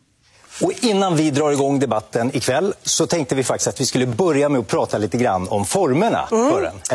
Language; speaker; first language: Swedish; native; Swedish